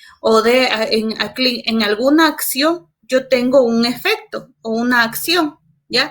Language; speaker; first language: Spanish; native; Spanish